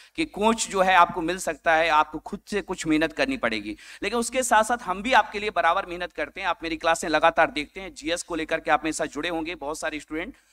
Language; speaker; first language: Hindi; native; Hindi